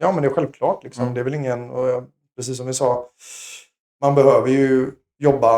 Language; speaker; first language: Swedish; native; Swedish